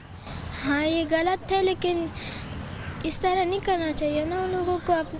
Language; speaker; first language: Hindi; early bilingual, other home language; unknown